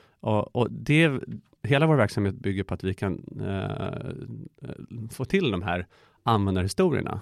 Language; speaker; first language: Swedish; early bilingual, other home language; Persian